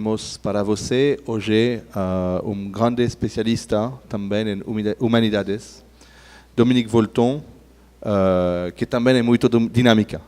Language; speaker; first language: Portuguese; non-native, learner; French